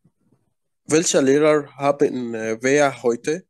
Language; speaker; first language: German; non-native, learner; Arabic